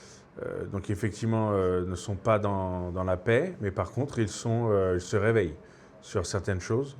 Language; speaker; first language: French; native; French